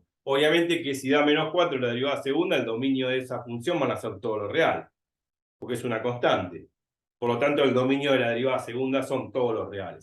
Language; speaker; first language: Spanish; native; Spanish